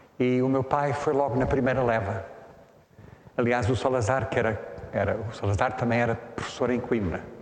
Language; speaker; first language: Portuguese; native; Portuguese